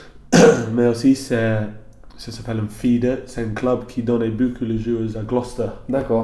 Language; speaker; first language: French; non-native, learner; English